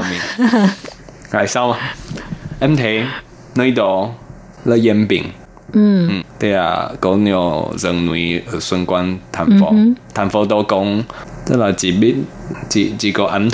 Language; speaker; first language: Vietnamese; non-native, learner; Chinese